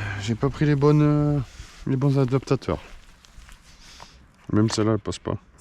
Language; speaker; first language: French; native; French